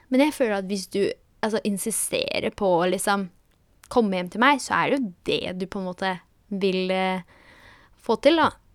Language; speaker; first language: Norwegian; early bilingual, other home language; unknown